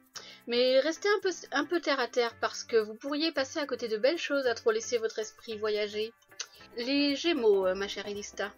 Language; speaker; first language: French; native; French